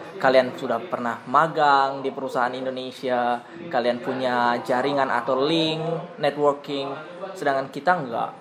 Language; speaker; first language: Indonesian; native; Indonesian